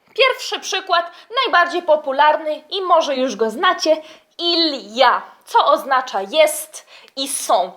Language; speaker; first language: Polish; early bilingual, heritage; Polish